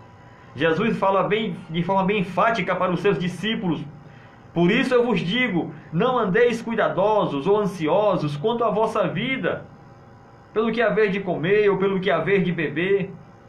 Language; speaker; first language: Portuguese; native; Portuguese